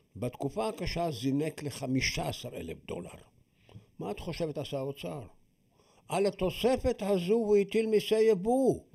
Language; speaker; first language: Hebrew; native; Hebrew